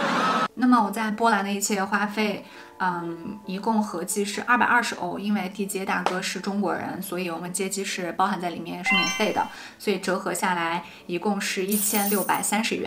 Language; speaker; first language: Chinese; native; Chinese